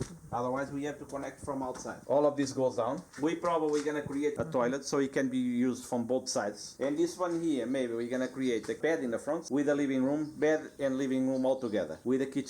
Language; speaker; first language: English; non-native, fluent; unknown